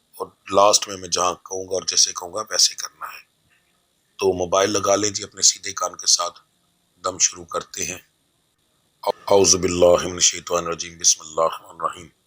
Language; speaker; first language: Urdu; non-native, local second language; Punjabi